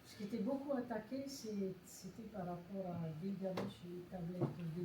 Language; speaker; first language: French; non-native, learner; English